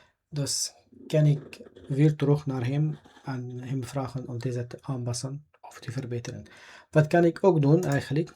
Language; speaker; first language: Dutch; non-native, fluent; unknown